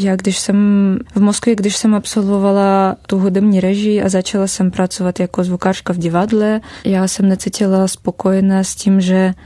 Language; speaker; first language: Czech; non-native, fluent; Russian